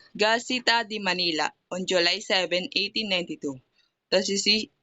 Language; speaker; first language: English; non-native, local second language; Filipino